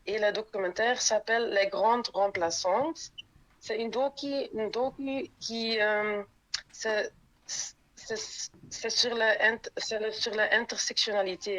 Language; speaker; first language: French; non-native, local second language; Dutch